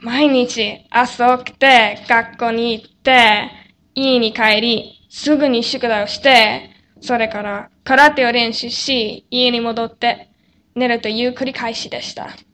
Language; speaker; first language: Japanese; non-native, learner; English